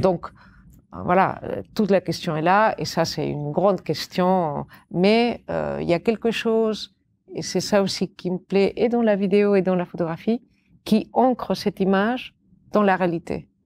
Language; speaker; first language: French; non-native, fluent; Catalan